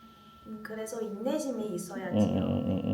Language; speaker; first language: Korean; non-native, learner; Chinese